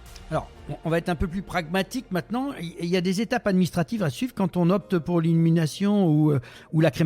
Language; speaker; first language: French; native; French